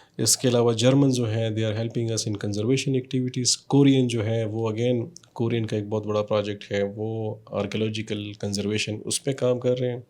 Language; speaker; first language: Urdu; non-native, local second language; Pashto